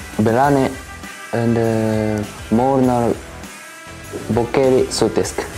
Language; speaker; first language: English; non-native, learner; Japanese